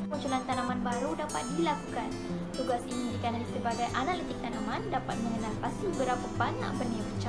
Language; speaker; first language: Malay; native; Malay